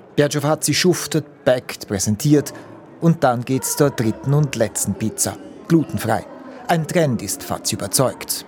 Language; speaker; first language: German; native; German